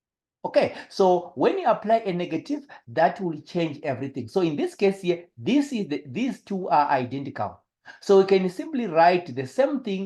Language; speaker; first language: English; non-native, local second language; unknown